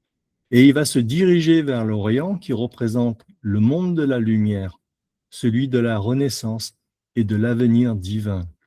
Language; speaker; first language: French; native; French